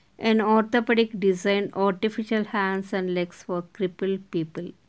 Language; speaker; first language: English; non-native, local second language; Telugu